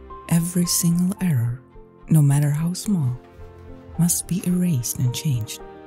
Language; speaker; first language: English; non-native, fluent; Swedish